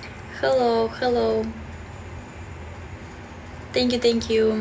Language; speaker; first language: English; non-native, learner; Belarusian